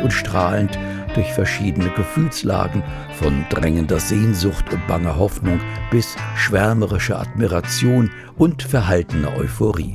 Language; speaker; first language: German; native; German